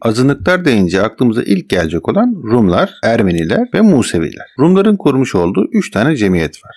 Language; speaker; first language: Turkish; native; Turkish